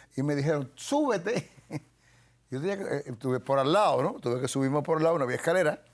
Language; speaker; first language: Spanish; native; Spanish